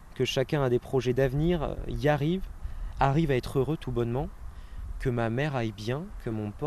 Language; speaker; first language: French; native; French